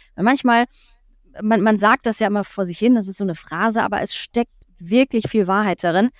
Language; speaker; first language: German; native; German